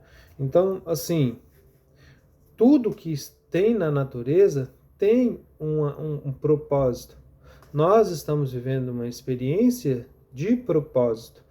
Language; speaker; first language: Portuguese; native; Portuguese